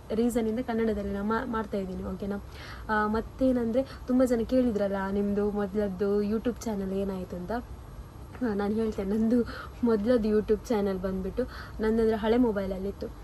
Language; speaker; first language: Kannada; non-native, local second language; Tulu